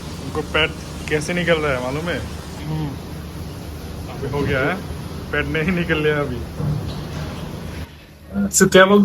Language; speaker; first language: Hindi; non-native, learner; Bangla